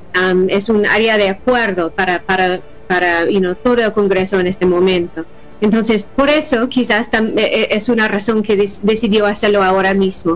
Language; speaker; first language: Spanish; non-native, fluent; English